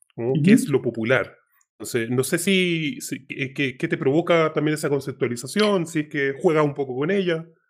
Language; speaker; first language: Spanish; native; Spanish